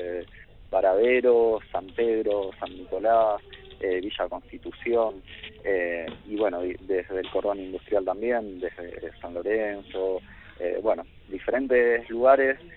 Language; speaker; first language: Spanish; native; Spanish